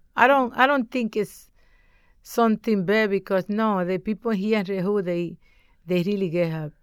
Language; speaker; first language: English; non-native, learner; Spanish